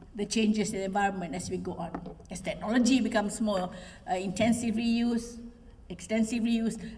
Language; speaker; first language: English; non-native, local second language; Malay